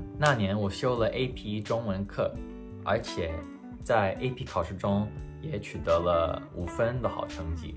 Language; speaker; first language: Chinese; early bilingual, heritage; Chinese